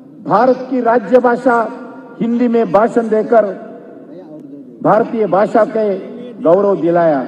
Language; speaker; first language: Hindi; non-native, local second language; Telugu